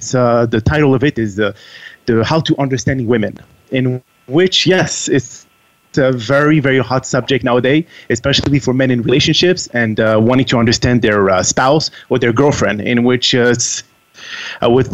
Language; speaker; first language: English; non-native, fluent; French